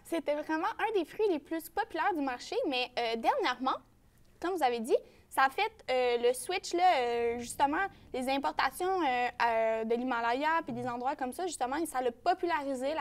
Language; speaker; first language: French; native; French